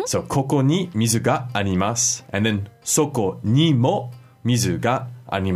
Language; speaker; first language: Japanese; non-native, fluent; English